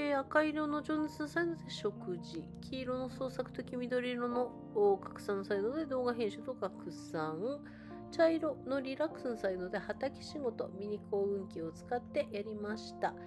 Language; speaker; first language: Japanese; native; Japanese